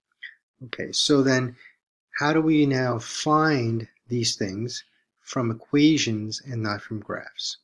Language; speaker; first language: English; native; English